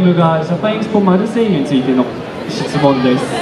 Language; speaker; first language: Japanese; non-native, fluent; French